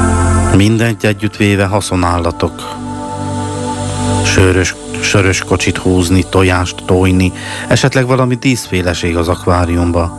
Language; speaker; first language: Hungarian; native; Hungarian